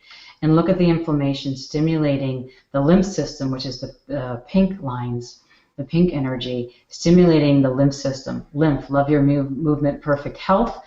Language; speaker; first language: English; native; English